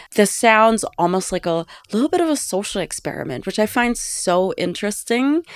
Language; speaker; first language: English; non-native, fluent; German